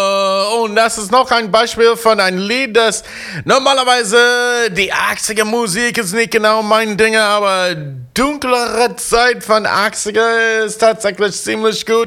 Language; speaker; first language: German; non-native, fluent; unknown